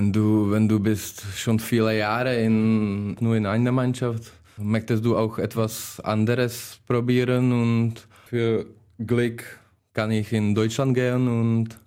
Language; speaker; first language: German; non-native, learner; Czech